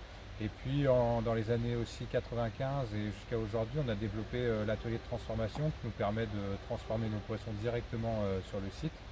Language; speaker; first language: French; native; French